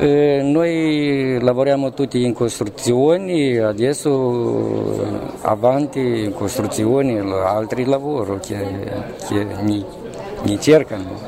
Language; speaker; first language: Italian; non-native, learner; Romanian